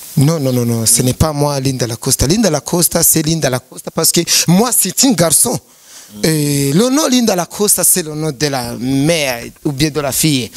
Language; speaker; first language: French; non-native, learner; Rundi